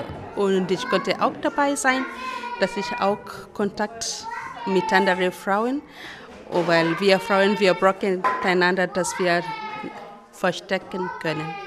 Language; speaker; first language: German; non-native, learner; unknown